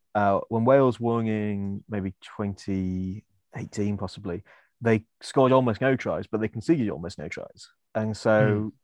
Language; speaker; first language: English; native; English